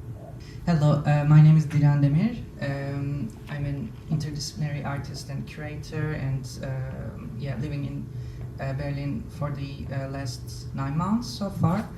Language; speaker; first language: English; non-native, fluent; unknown